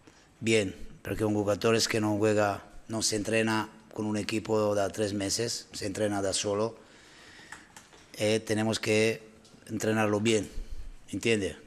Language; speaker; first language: Spanish; non-native, learner; Italian